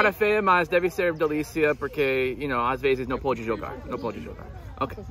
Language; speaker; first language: Portuguese; non-native, fluent; English